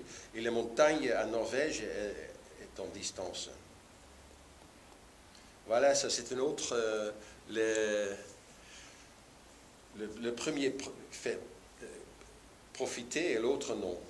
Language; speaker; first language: French; non-native, learner; Dutch